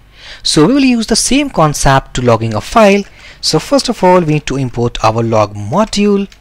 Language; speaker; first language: English; non-native, local second language; Hindi